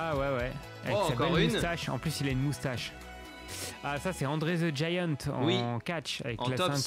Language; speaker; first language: French; native; French